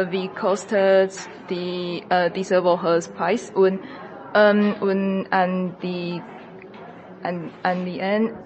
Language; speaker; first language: German; non-native, learner; Chinese